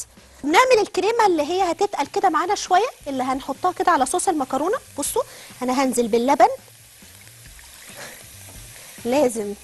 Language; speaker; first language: Arabic; native; Arabic